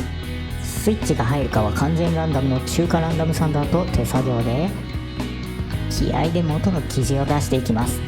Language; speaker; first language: Japanese; native; Japanese